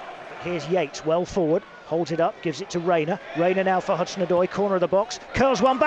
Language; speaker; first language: English; native; English